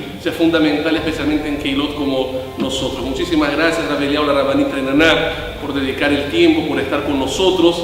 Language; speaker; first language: Spanish; native; Spanish